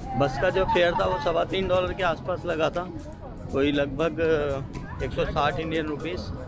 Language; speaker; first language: Hindi; native; Hindi